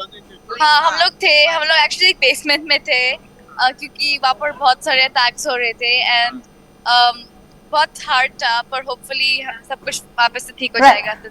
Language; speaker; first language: Hindi; early bilingual, heritage; Hindi